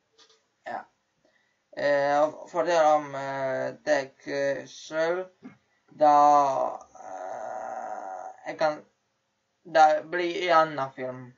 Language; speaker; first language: Norwegian; early bilingual, other home language; Polish